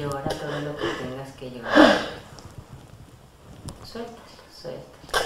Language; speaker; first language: Spanish; native; Spanish